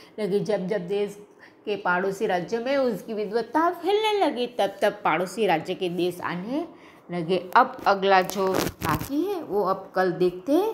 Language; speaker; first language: Hindi; non-native, local second language; Gujarati